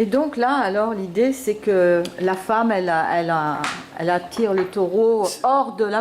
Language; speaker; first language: French; native; French